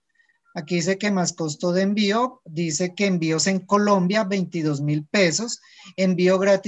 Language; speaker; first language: Spanish; native; Spanish